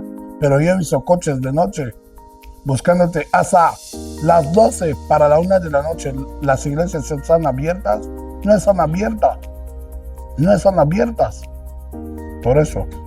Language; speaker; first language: Spanish; non-native, local second language; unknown